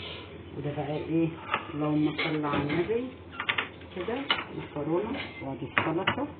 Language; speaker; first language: Arabic; native; Arabic